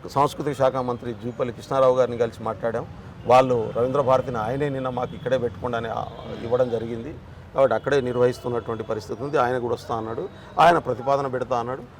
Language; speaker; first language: Telugu; non-native, local second language; Lambadi